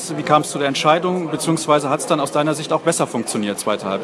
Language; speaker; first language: German; native; German